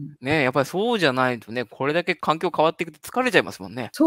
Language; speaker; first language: Japanese; native; Japanese